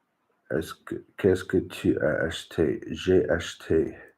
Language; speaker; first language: French; non-native, learner; English